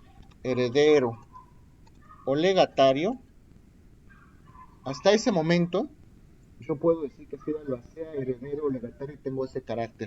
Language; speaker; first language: Spanish; native; Spanish